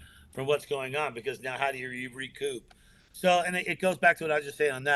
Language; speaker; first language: English; native; English